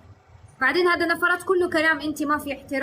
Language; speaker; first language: Arabic; non-native, learner; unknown